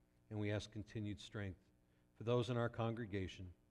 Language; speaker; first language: English; native; English